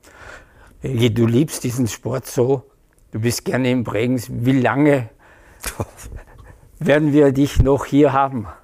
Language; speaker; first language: German; native; German